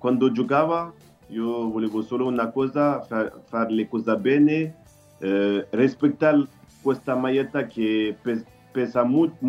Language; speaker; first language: Italian; non-native, learner; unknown